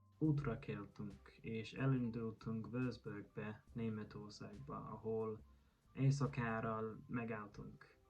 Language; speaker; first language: Hungarian; non-native, learner; English